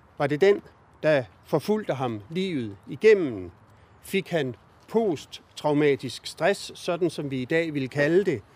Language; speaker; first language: Danish; native; Danish